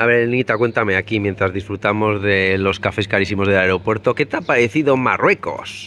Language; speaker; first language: Spanish; native; Spanish